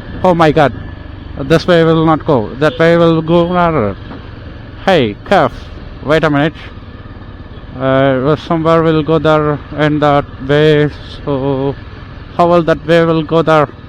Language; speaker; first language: English; non-native, local second language; Tamil